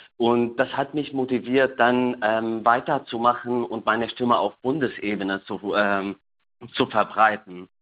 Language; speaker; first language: German; non-native, fluent; Arabic